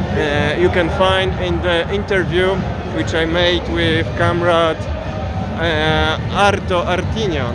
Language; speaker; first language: English; non-native, fluent; Polish